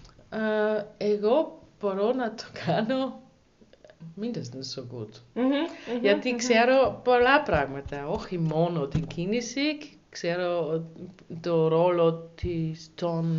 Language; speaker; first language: Greek; non-native, learner; German